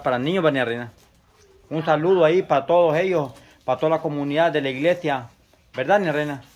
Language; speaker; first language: Spanish; native; Spanish